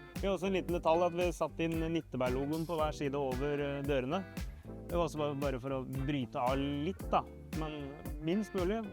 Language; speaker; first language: Norwegian; native; Norwegian